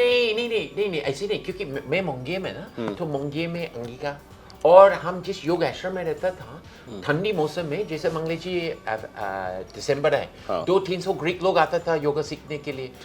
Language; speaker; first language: Hindi; non-native, fluent; English